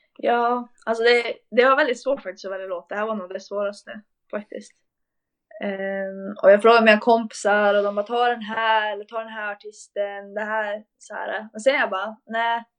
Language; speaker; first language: Swedish; native; Swedish